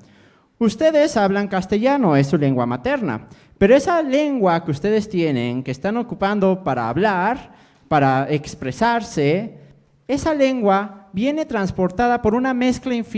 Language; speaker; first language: Spanish; native; Spanish